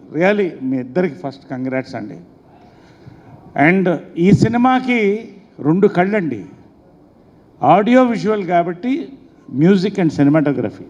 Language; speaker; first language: Telugu; native; Telugu